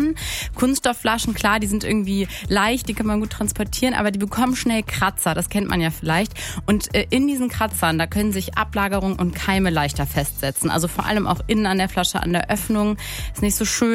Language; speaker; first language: German; native; German